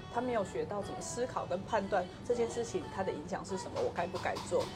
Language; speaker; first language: Chinese; native; Chinese